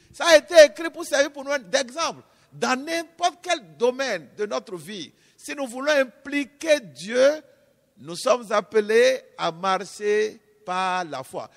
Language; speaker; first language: French; non-native, local second language; Fon